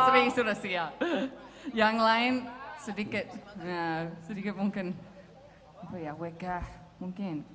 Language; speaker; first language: Indonesian; non-native, fluent; English